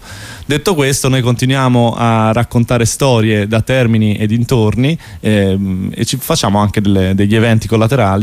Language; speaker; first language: Italian; native; Italian